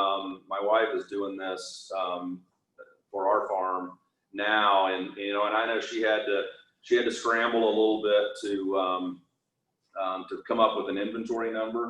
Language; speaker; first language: English; native; English